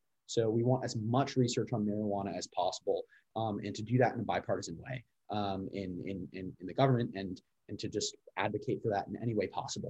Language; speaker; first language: English; native; English